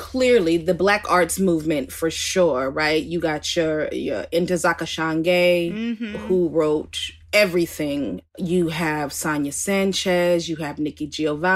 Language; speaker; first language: English; native; English